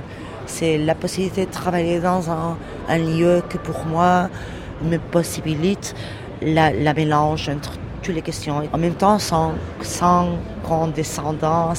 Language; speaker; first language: French; non-native, learner; Portuguese